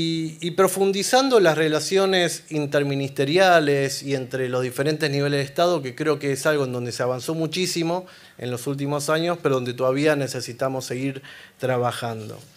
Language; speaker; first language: Spanish; native; Spanish